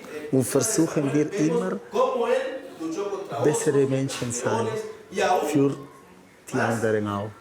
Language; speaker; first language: German; non-native, fluent; Spanish